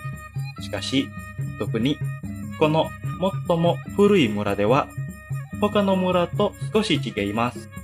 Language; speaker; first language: Japanese; non-native, fluent; Indonesian